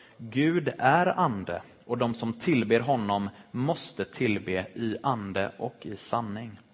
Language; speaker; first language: Swedish; native; Swedish